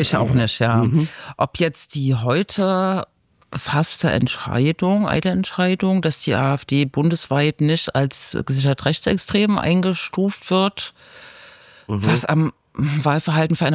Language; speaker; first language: German; native; German